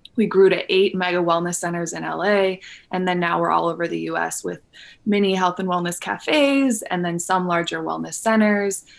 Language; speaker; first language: English; native; English